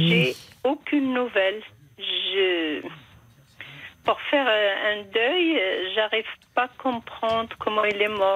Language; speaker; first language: French; non-native, fluent; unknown